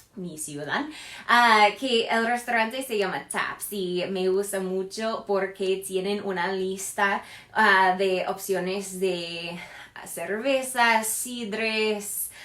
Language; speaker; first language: Spanish; non-native, fluent; English